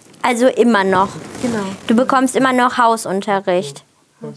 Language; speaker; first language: German; native; German